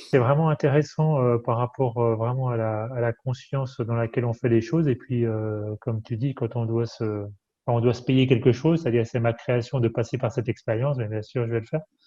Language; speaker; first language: French; native; French